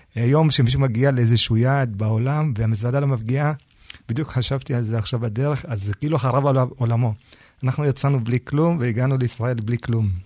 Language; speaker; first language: Hebrew; early bilingual, other home language; Arabic